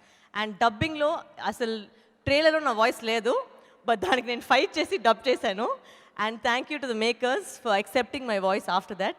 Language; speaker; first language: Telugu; non-native, local second language; Tamil